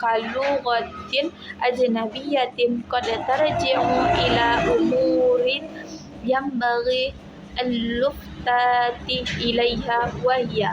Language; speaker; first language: Arabic; non-native, learner; Indonesian